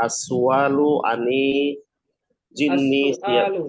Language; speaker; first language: Arabic; non-native, learner; Indonesian